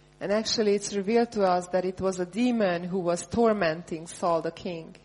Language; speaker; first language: English; non-native, fluent; Hungarian